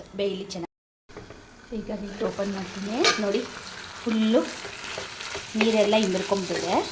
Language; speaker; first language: Kannada; native; Kannada